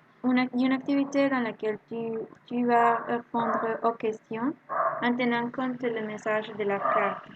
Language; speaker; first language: French; non-native, learner; Spanish